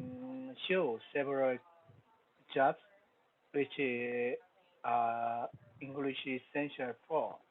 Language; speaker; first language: English; non-native, learner; Korean